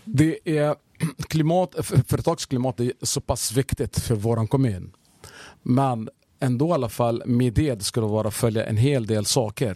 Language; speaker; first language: Swedish; non-native, fluent; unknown